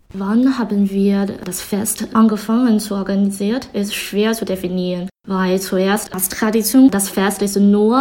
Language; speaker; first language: German; non-native, fluent; Chinese